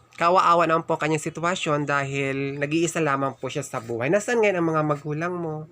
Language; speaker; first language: Filipino; non-native, local second language; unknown